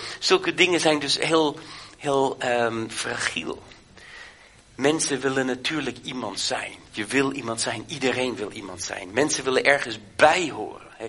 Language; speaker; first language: Dutch; native; Dutch